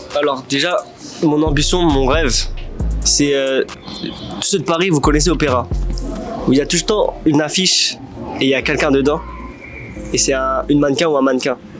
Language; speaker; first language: French; early bilingual, other home language; Vietnamese